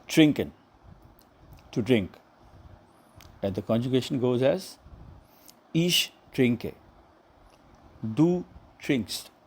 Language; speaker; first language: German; non-native, learner; Hindi